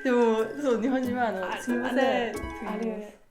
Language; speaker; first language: Japanese; non-native, learner; German